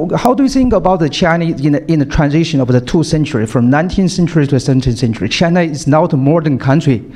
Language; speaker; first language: English; non-native, fluent; Chinese